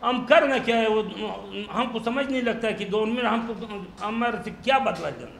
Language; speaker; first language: Urdu; non-native, learner; Pashto